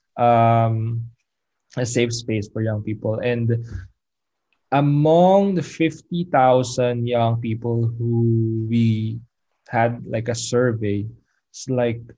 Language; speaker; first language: English; non-native, local second language; Filipino